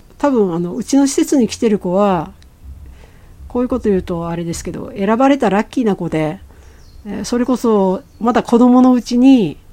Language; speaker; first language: Japanese; native; Japanese